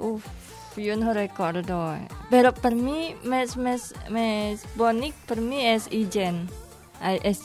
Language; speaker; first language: Catalan; non-native, learner; Indonesian